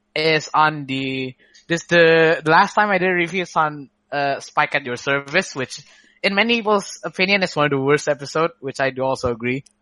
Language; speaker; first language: English; non-native, fluent; Indonesian